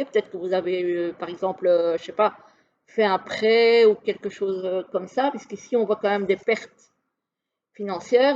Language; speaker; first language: French; native; French